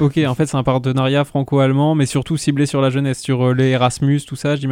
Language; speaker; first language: French; native; French